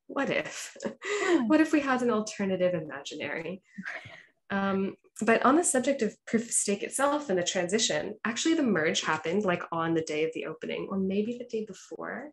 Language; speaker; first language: English; native; English